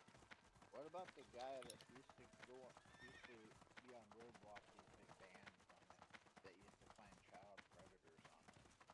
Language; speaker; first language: English; native; English